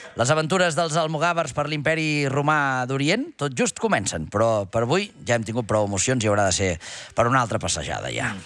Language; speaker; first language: Catalan; native; Catalan